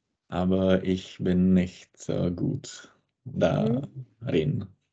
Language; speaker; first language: German; non-native, learner; Czech